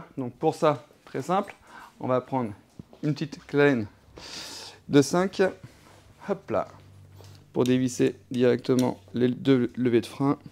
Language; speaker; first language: French; native; French